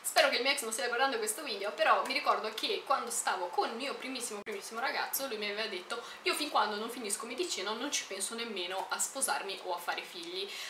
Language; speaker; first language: Italian; early bilingual, other home language; Romanian